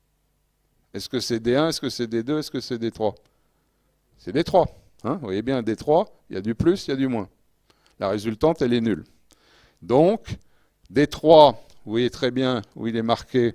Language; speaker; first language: French; native; French